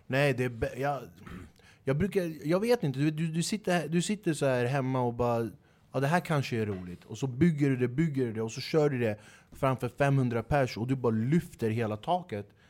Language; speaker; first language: Swedish; early bilingual, other home language; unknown